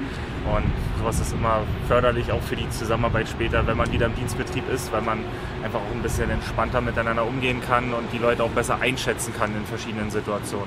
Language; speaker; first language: German; native; German